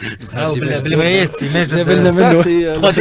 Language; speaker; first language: Arabic; native; Arabic